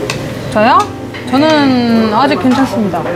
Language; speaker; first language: Korean; native; Korean